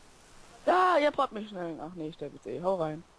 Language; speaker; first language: German; native; German